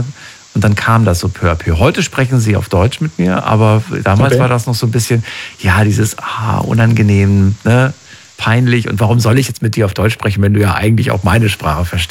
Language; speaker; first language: German; native; German